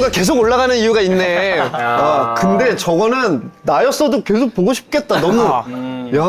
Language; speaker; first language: Korean; native; Korean